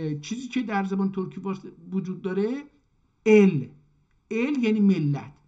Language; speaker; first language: Persian; non-native, local second language; Azerbaijani